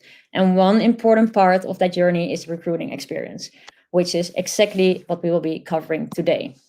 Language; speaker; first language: English; non-native, fluent; Dutch